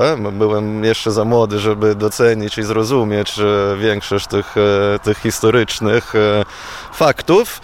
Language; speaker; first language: Polish; non-native, fluent; Italian